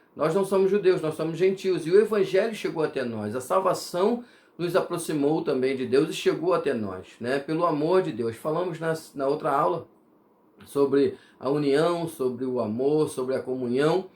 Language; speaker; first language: Portuguese; native; Portuguese